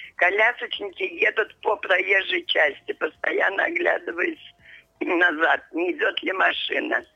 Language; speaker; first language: Russian; non-native, local second language; Latvian